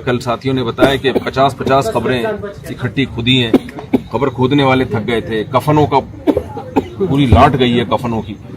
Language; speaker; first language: Urdu; native; Urdu